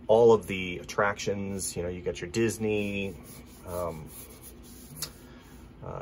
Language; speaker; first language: English; native; English